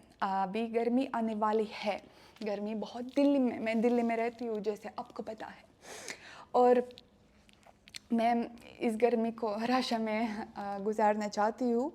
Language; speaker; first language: Hindi; non-native, learner; Russian